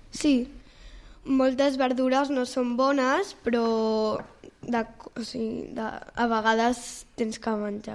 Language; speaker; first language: Catalan; non-native, local second language; Spanish